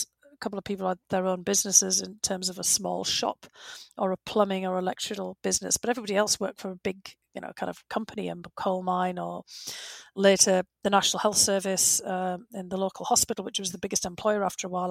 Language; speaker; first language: English; native; English